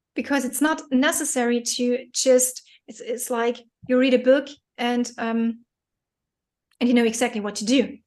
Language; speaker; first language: English; non-native, fluent; German